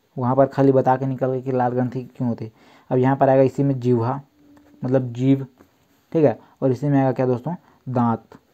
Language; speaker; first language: Hindi; native; Hindi